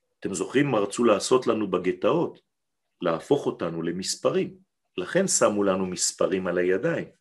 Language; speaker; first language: Hebrew; non-native, fluent; French